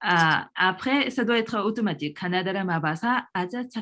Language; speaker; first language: French; non-native, fluent; Korean